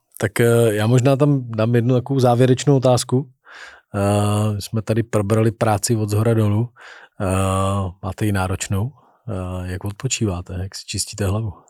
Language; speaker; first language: Czech; native; Czech